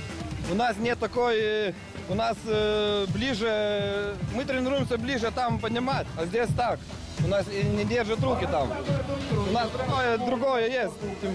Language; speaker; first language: Russian; non-native, learner; Latvian